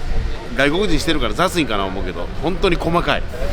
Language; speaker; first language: Japanese; native; Japanese